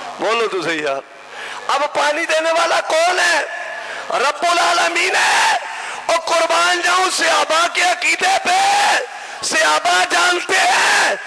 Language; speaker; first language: Urdu; native; Urdu